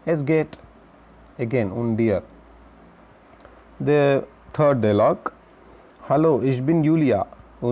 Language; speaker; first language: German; non-native, learner; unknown